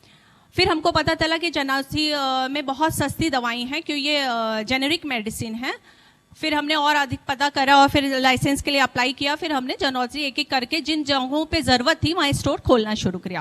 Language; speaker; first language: Hindi; native; Hindi